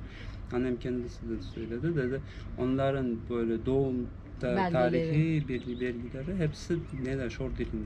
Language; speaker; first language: Turkish; non-native, fluent; Russian